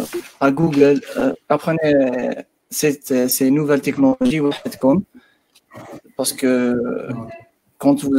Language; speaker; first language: French; non-native, local second language; Arabic